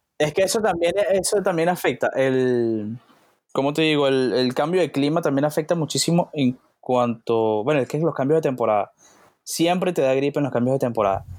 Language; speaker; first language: Spanish; native; Spanish